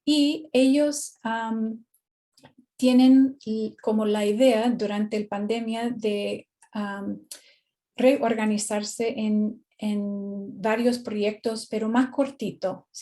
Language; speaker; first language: Spanish; non-native, fluent; English